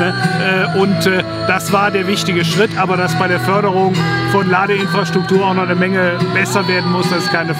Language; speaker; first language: German; native; German